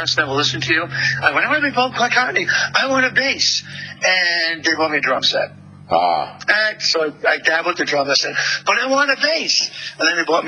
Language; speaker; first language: English; native; English